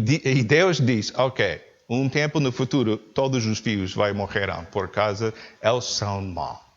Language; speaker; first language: Portuguese; non-native, learner; English